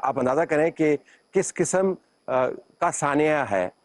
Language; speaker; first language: Urdu; native; Urdu